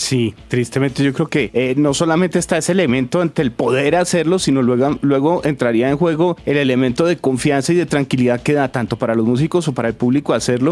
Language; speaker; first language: Spanish; native; Spanish